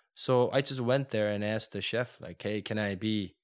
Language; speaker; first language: English; non-native, fluent; Korean